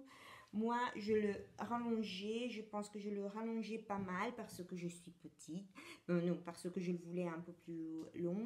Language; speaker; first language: French; non-native, fluent; Italian